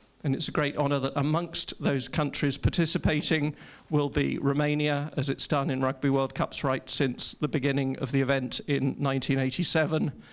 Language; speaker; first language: English; native; English